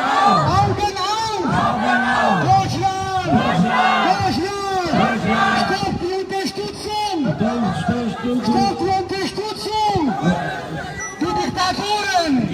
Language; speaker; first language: German; non-native, fluent; Amharic